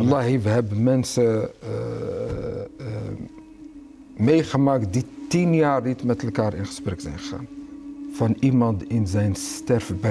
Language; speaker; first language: Dutch; early bilingual, other home language; Arabic